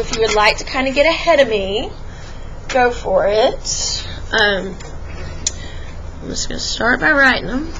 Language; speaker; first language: English; native; English